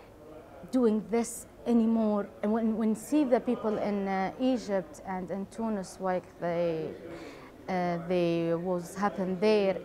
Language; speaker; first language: English; non-native, learner; Arabic